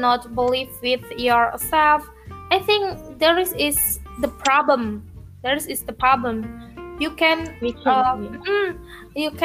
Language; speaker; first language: English; non-native, learner; Indonesian